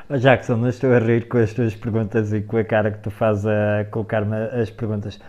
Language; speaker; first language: Portuguese; native; Portuguese